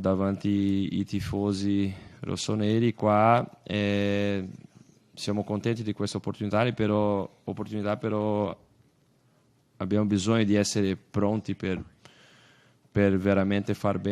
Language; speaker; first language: Italian; non-native, fluent; Portuguese